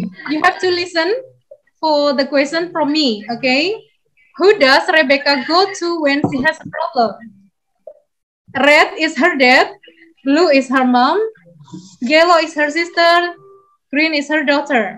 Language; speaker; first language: English; non-native, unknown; Indonesian